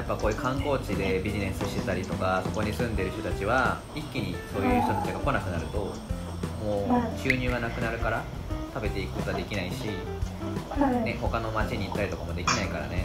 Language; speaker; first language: Japanese; native; Japanese